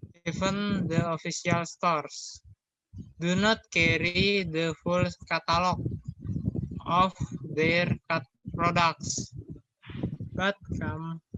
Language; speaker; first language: English; non-native, learner; Indonesian